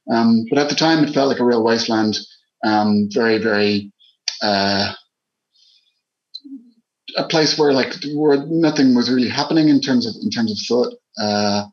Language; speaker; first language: English; native; English